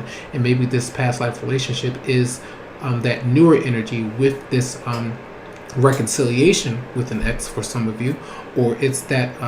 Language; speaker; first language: English; native; English